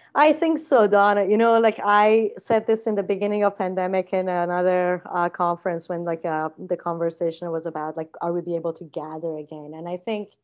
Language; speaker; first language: English; non-native, fluent; Persian